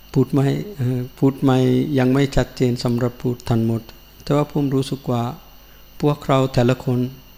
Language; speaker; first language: Thai; non-native, learner; Sinhala